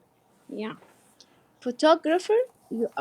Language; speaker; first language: English; non-native, learner; Arabic